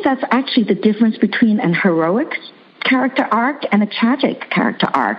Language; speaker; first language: English; early bilingual, other home language; Chinese